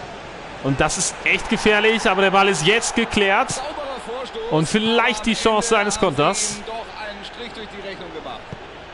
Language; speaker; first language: German; native; German